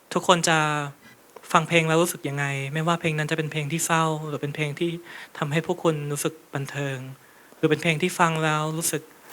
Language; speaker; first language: Thai; native; Thai